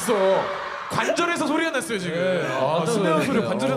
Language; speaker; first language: Korean; native; Korean